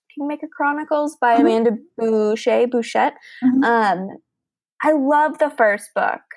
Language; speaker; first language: English; native; English